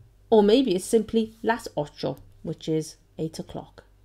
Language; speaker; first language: English; native; English